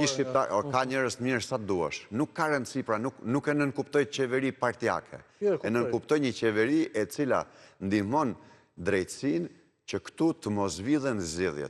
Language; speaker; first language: Albanian; native; Albanian